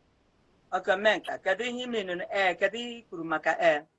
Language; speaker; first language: Igbo; native; Igbo